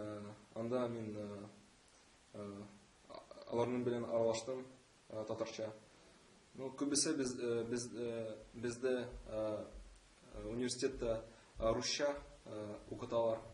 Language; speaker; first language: Tatar; non-native, local second language; Russian